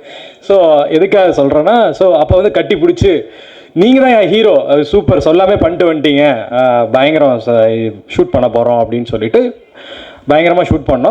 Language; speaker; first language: Tamil; native; Tamil